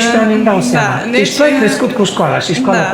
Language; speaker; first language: Romanian; native; Romanian